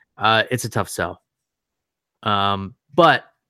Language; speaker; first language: English; native; English